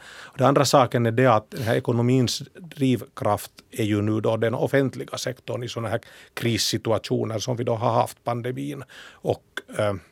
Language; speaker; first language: Swedish; native; Swedish